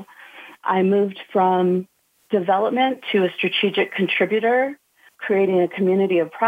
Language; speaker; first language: English; native; English